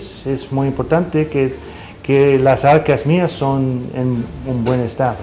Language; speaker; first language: Spanish; non-native, fluent; English